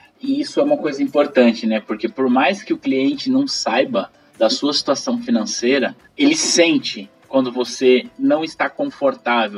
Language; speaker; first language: Portuguese; native; Portuguese